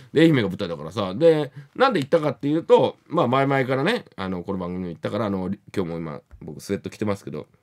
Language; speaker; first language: Japanese; native; Japanese